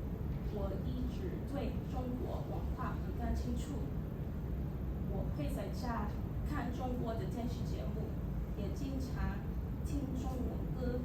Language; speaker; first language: Chinese; non-native, learner; English